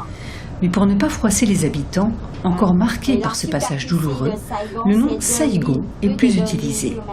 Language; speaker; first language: French; native; French